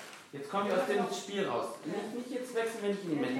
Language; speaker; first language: German; native; German